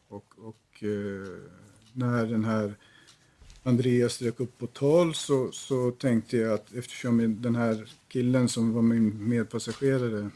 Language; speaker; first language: Swedish; native; Swedish